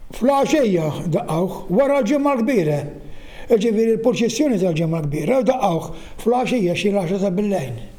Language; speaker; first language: Maltese; native; Maltese